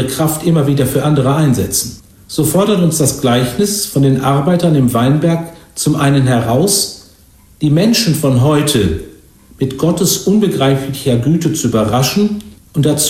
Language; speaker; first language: German; native; German